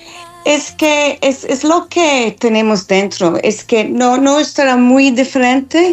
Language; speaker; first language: Spanish; non-native, learner; English